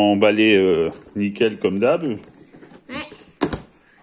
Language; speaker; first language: French; native; French